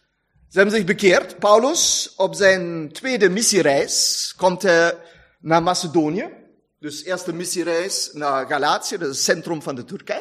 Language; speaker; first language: Dutch; non-native, fluent; German